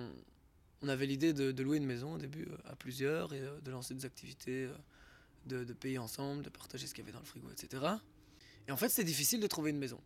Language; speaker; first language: French; native; French